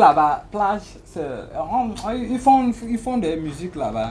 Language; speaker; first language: French; non-native, learner; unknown